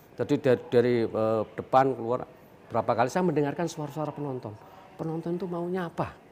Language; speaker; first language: Indonesian; non-native, local second language; Javanese